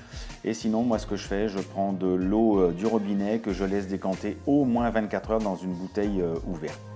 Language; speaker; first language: French; native; French